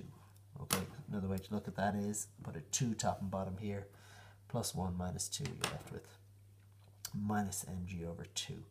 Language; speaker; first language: English; native; English